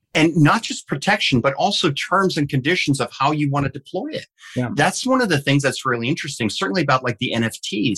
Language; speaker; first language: English; early bilingual, heritage; English